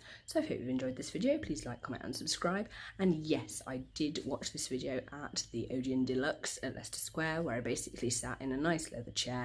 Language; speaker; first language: English; native; English